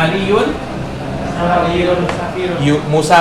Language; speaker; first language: Arabic; non-native, fluent; Indonesian